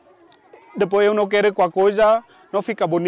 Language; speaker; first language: Portuguese; non-native, learner; Vietnamese